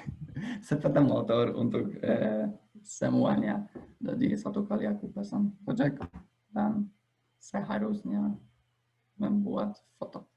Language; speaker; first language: Indonesian; non-native, fluent; Polish